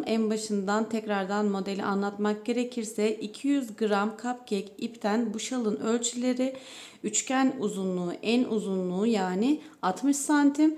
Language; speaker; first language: Turkish; native; Turkish